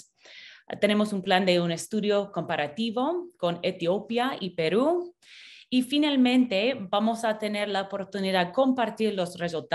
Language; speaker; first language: Spanish; non-native, fluent; English